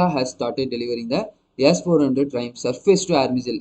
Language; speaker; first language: English; non-native, local second language; Tamil